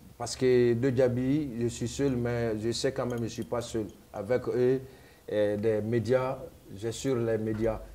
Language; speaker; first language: French; non-native, local second language; Mandingo